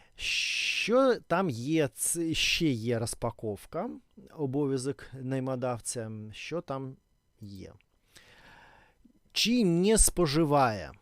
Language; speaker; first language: Ukrainian; non-native, learner; Russian